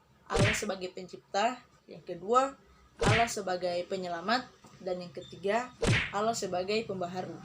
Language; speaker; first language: Indonesian; native; Indonesian